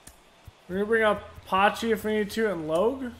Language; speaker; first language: English; native; English